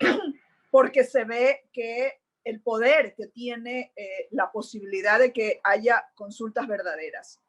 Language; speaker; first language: Spanish; native; Spanish